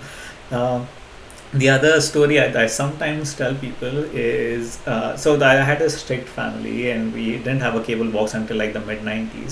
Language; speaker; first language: English; non-native, local second language; Hindi